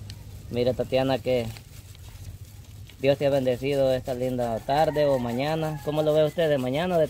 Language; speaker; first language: Spanish; native; Spanish